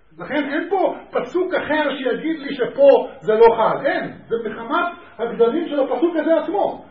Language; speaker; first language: Hebrew; native; Hebrew